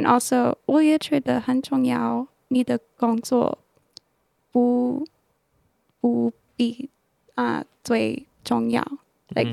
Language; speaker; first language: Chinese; non-native, learner; English